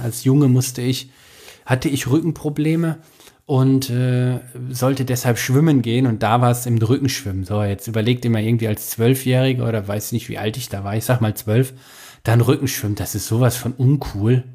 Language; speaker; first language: German; native; German